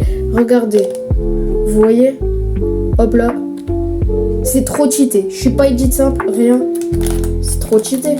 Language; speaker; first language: French; native; French